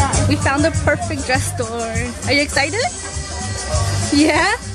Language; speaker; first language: English; early bilingual, other home language; Spanish